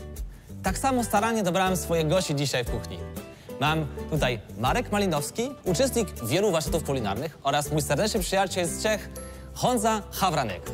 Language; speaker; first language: Polish; non-native, fluent; French